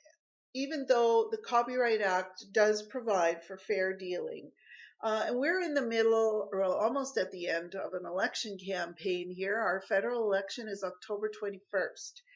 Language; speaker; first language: English; native; English